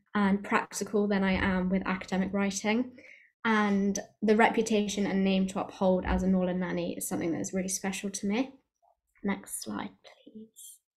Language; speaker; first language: English; native; English